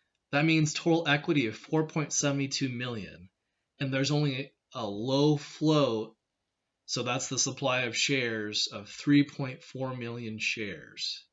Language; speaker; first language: English; native; English